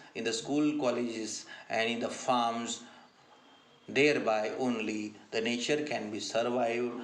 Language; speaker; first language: English; non-native, local second language; Marathi